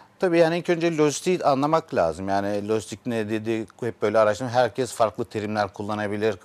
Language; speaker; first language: Turkish; native; Turkish